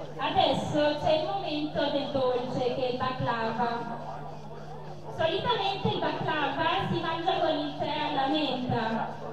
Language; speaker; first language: Italian; early bilingual, other home language; Arabic